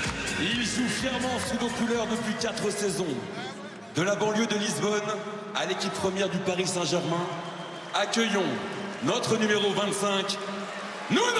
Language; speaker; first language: French; native; French